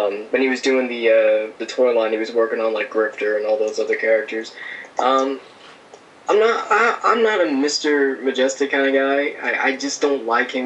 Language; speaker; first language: English; native; English